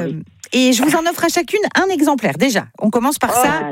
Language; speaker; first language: French; native; French